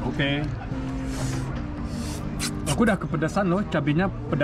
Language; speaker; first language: Indonesian; early bilingual, heritage; German